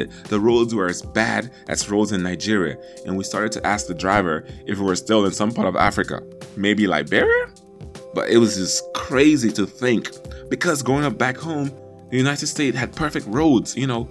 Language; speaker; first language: English; non-native, local second language; Igbo